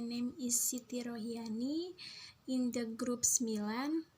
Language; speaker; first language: English; non-native, learner; Indonesian